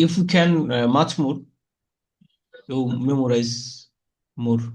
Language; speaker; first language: English; non-native, fluent; Bangla